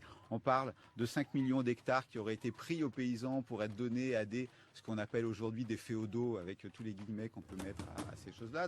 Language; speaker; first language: French; native; French